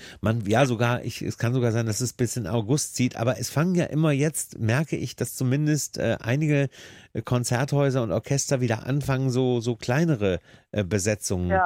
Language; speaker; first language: German; native; German